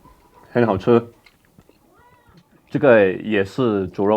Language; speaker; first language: Chinese; non-native, learner; Polish